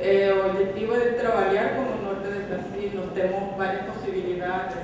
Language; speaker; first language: Portuguese; non-native, fluent; Spanish